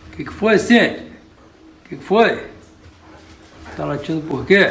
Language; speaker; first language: Portuguese; native; Portuguese